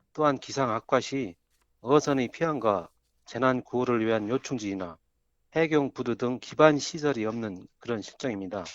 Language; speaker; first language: Korean; native; Korean